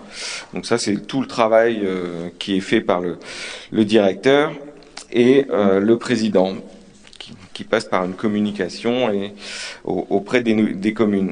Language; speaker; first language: French; native; French